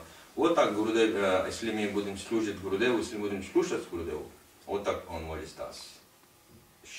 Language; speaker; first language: Russian; non-native, learner; Hindi